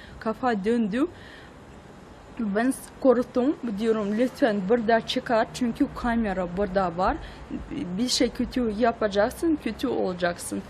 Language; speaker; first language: Turkish; non-native, learner; Russian